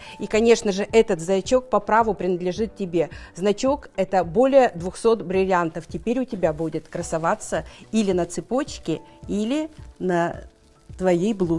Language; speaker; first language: Russian; native; Russian